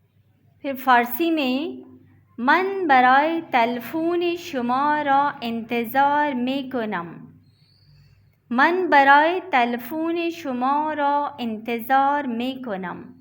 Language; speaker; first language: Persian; non-native, fluent; Urdu